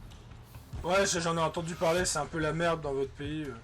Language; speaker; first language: French; native; French